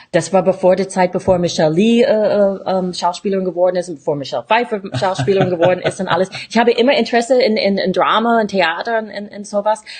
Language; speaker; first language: German; non-native, fluent; English